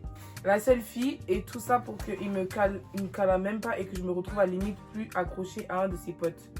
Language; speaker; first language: French; native; French